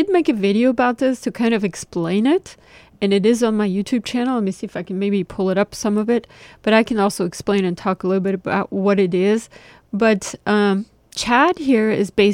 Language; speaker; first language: English; non-native, fluent; German